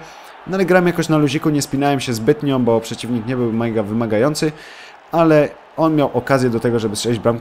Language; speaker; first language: Polish; native; Polish